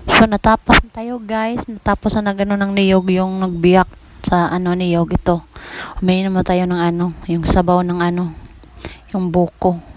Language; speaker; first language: Filipino; non-native, local second language; Cebuano